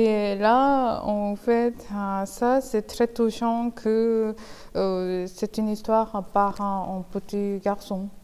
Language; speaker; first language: French; non-native, fluent; Korean